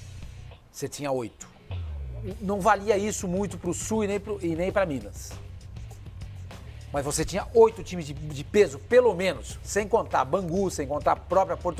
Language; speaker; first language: Portuguese; native; Portuguese